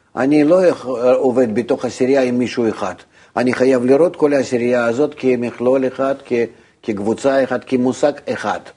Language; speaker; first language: Hebrew; non-native, fluent; Russian